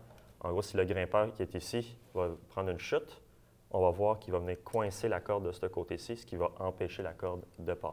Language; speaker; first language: French; native; French